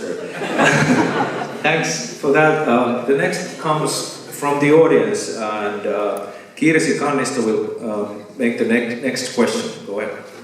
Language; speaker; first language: English; non-native, fluent; Finnish